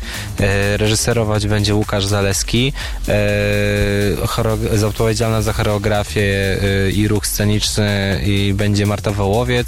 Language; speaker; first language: Polish; native; Polish